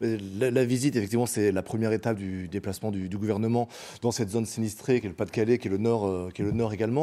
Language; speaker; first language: French; native; French